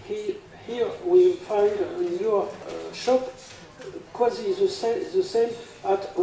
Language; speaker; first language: English; non-native, learner; French